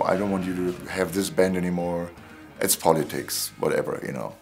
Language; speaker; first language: English; non-native, fluent; German